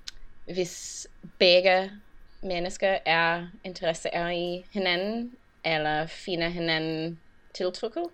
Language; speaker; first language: Danish; non-native, learner; English